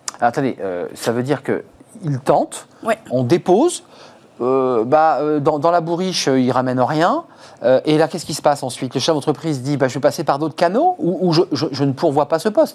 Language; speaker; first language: French; native; French